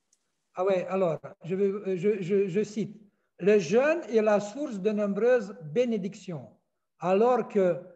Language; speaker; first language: French; non-native, fluent; Romanian